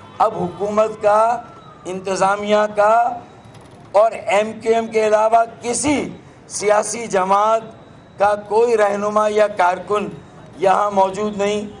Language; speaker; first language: Urdu; native; Urdu